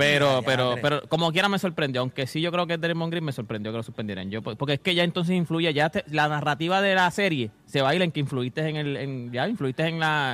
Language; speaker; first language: Spanish; native; Spanish